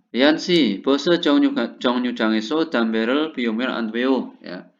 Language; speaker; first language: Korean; non-native, fluent; Indonesian